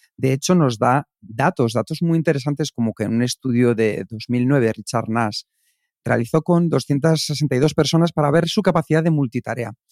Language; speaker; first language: Spanish; native; Spanish